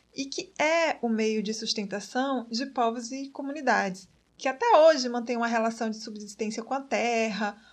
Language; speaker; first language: Portuguese; native; Portuguese